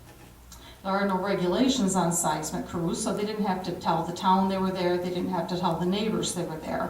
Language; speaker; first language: English; native; English